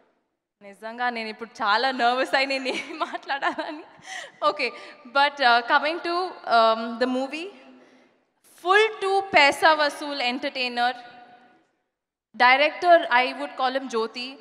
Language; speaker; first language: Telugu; non-native, learner; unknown